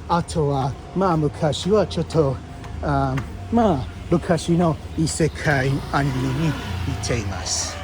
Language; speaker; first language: Japanese; non-native, fluent; English